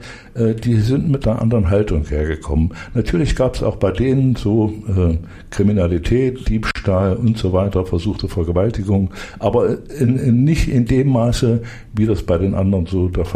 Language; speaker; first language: German; native; German